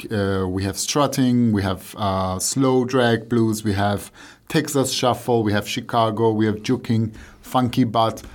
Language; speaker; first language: English; non-native, fluent; Persian